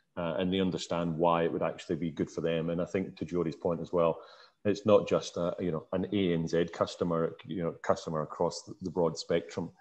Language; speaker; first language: English; native; English